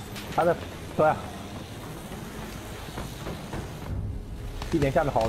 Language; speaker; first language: Chinese; native; Chinese